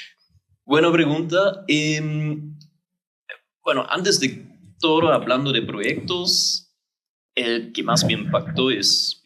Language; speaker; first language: Spanish; non-native, fluent; German